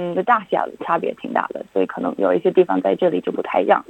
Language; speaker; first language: Chinese; non-native, fluent; English